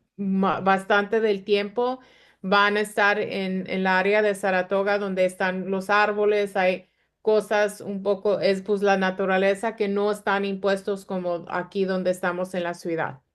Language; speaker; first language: Spanish; early bilingual, other home language; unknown